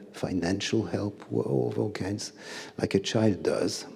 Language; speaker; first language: English; non-native, fluent; French